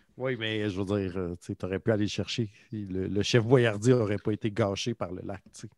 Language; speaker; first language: French; native; French